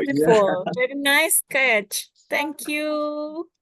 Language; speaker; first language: English; non-native, learner; Indonesian